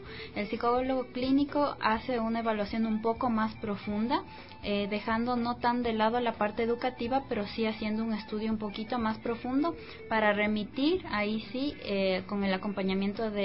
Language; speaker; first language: Spanish; native; Spanish